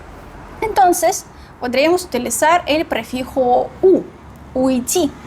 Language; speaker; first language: Spanish; non-native, fluent; Russian